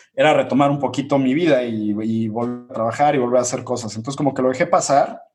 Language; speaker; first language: Spanish; native; Spanish